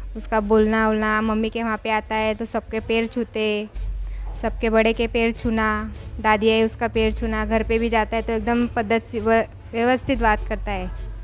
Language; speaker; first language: Hindi; non-native, local second language; Gujarati